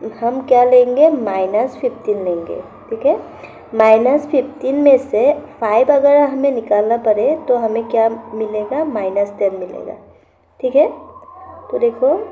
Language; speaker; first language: Hindi; non-native, local second language; Assamese